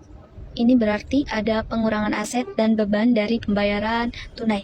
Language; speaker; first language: Indonesian; native; Indonesian